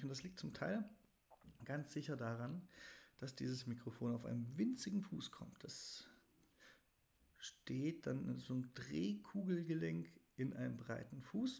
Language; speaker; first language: German; native; German